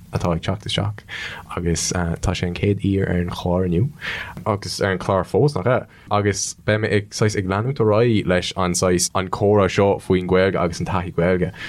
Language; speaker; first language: Irish; non-native, local second language; English